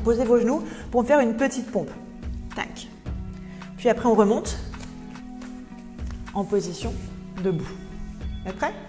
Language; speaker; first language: French; native; French